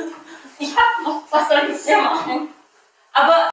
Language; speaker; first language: German; early bilingual, other home language; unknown